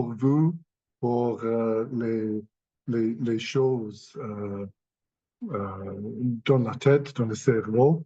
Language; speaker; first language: French; non-native, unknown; English